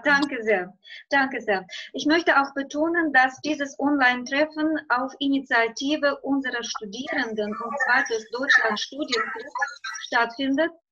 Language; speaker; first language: German; non-native, fluent; Russian